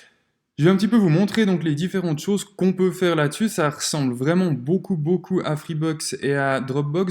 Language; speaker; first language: French; native; French